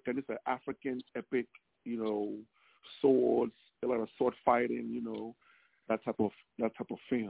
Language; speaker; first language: English; non-native, local second language; Igbo